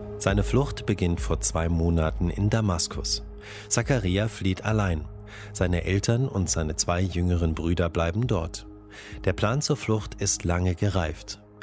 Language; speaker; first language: German; native; German